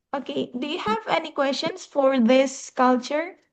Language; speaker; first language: English; non-native, fluent; Indonesian